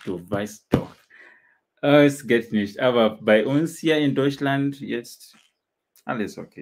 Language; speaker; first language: German; non-native, learner; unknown